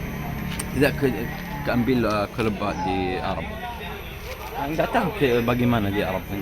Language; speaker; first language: Indonesian; non-native, learner; Arabic